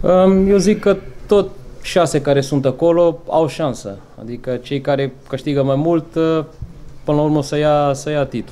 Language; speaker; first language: Romanian; non-native, fluent; Portuguese